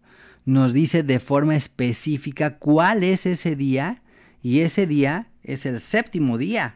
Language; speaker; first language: Spanish; native; Spanish